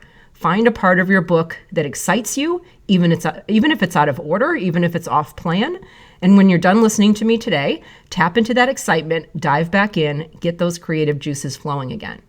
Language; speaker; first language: English; native; English